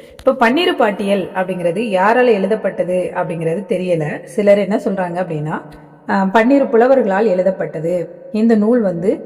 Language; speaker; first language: Tamil; native; Tamil